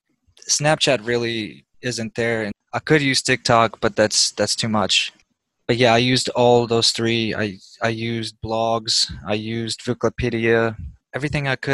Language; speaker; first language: English; early bilingual, other home language; Russian